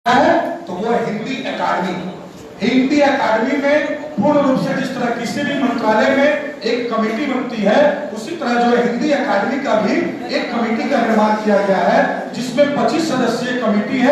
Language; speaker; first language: Hindi; native; Hindi